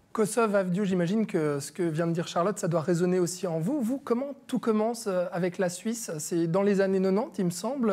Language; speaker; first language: French; native; French